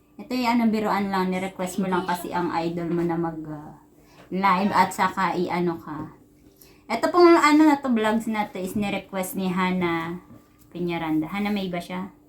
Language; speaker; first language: Filipino; native; Filipino